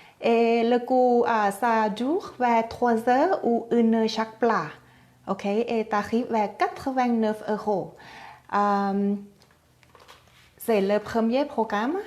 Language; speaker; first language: French; non-native, learner; Thai